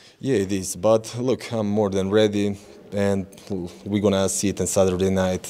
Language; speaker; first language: English; non-native, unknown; Croatian